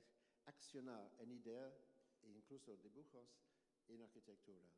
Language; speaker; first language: Spanish; non-native, learner; English